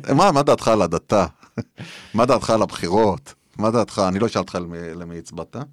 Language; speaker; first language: Hebrew; native; Hebrew